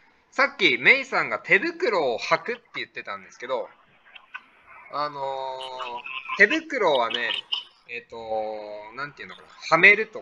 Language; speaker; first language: Japanese; native; Japanese